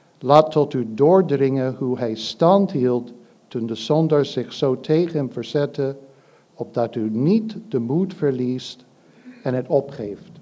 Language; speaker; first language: Dutch; non-native, fluent; English